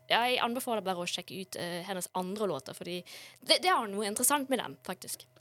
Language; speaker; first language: Norwegian; non-native, fluent; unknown